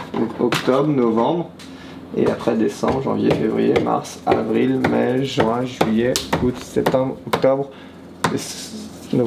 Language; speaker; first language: French; native; French